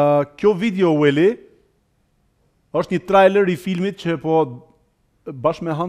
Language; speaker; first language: Albanian; native; Albanian